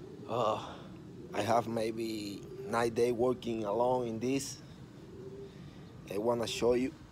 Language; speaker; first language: English; non-native, learner; Spanish